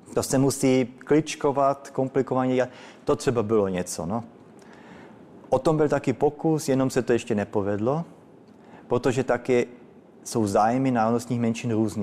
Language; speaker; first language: Czech; early bilingual, heritage; Czech